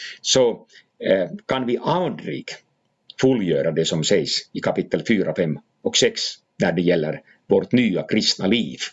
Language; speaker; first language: Swedish; non-native, fluent; Finnish